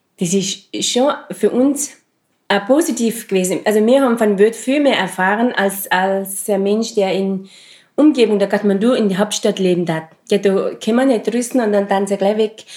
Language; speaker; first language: German; non-native, fluent; Sherpa